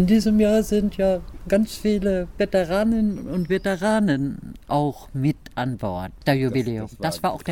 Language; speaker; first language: German; native; German